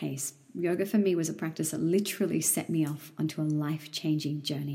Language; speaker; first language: English; native; English